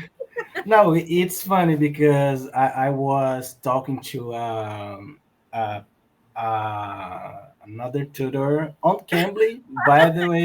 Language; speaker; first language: English; non-native, learner; Portuguese